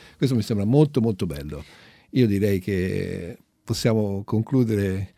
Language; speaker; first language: Italian; native; Italian